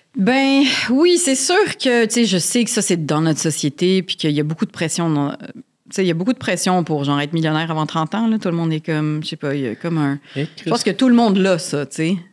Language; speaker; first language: French; native; French